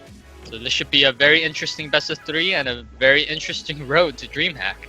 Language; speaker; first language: English; native; English